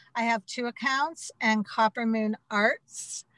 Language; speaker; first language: English; native; English